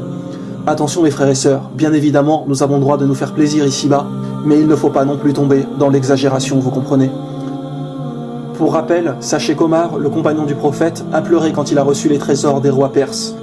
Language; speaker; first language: French; native; French